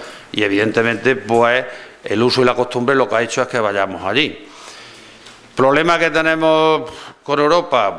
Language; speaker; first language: Spanish; native; Spanish